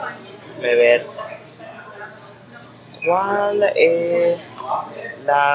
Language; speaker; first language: Spanish; early bilingual, heritage; English